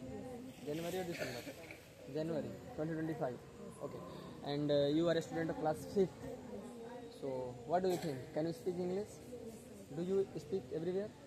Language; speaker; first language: English; non-native, local second language; Hindi